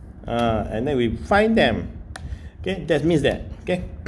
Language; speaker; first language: English; non-native, local second language; Malay